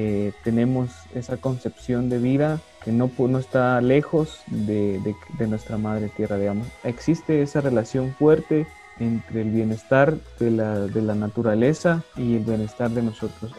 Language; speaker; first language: Spanish; native; Spanish